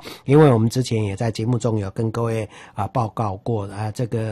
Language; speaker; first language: Chinese; native; Chinese